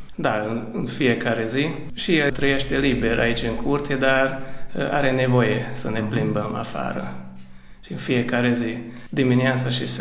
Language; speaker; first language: Romanian; non-native, local second language; Hungarian